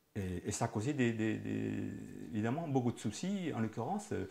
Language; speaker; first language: French; native; French